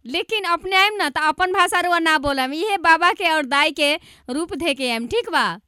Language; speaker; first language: Bhojpuri; non-native, local second language; Maithili